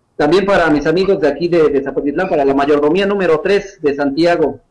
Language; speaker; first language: Spanish; native; Spanish